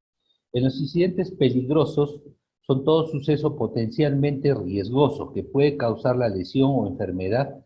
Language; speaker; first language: Spanish; native; Spanish